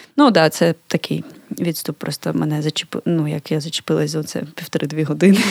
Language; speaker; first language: Ukrainian; native; Ukrainian